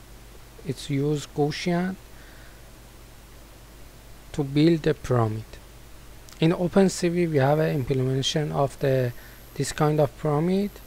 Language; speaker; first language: English; non-native, fluent; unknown